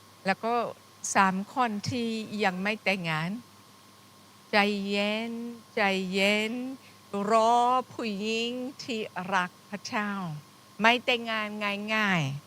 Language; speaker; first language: Thai; non-native, fluent; English